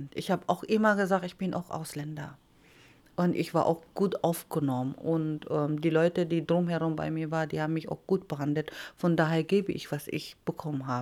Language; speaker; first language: German; non-native, fluent; Iloko